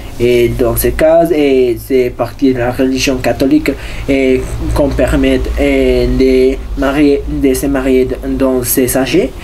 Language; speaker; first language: French; non-native, learner; Spanish